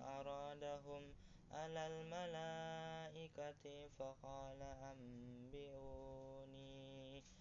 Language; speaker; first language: Arabic; non-native, learner; Indonesian